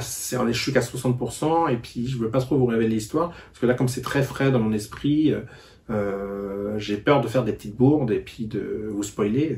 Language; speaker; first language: French; native; French